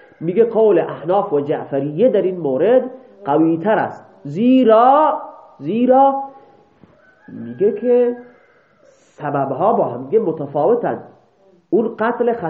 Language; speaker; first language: Persian; non-native, local second language; Baluchi